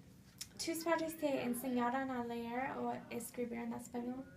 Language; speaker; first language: Spanish; non-native, fluent; English